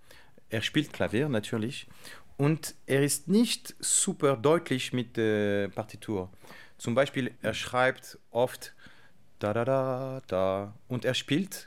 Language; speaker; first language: German; non-native, learner; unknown